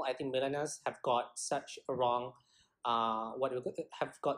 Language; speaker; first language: English; non-native, local second language; Malay